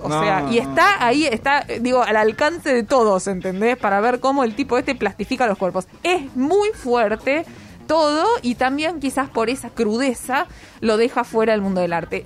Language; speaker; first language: Spanish; native; Spanish